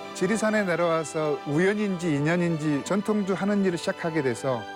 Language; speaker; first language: Korean; native; Korean